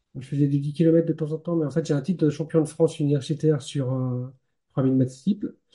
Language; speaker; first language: French; native; French